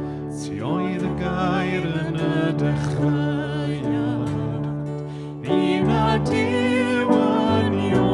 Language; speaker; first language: Welsh; native; Welsh